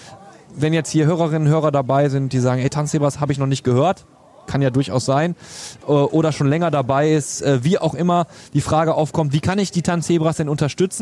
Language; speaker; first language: German; native; German